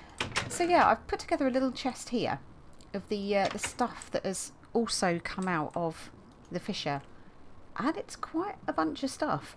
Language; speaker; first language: English; native; English